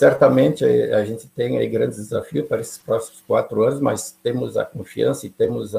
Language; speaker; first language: Portuguese; native; Portuguese